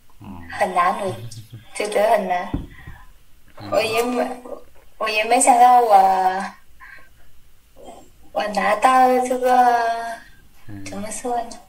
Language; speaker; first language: Chinese; non-native, learner; Vietnamese